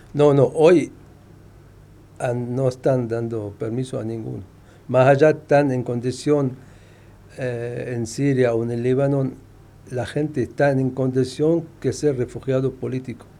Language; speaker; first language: Spanish; non-native, fluent; Arabic